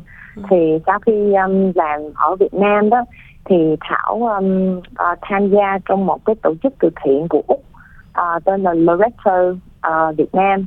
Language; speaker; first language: Vietnamese; early bilingual, heritage; Vietnamese